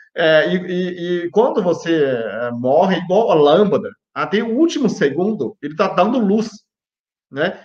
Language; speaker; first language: Portuguese; non-native, fluent; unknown